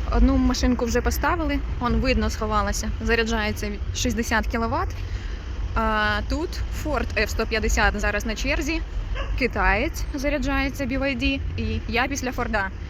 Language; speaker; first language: Ukrainian; non-native, local second language; Russian